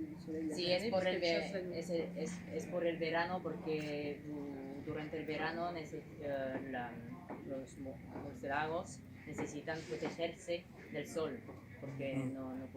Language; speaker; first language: Spanish; non-native, fluent; French